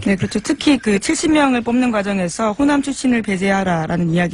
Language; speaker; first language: Korean; native; Korean